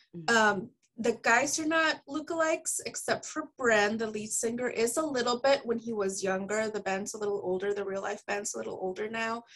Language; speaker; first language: English; early bilingual, other home language; Spanish